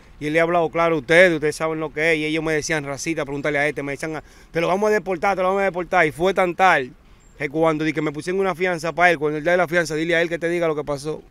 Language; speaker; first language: Spanish; native; Spanish